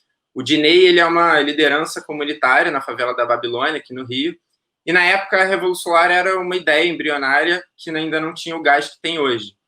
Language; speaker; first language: Portuguese; native; Portuguese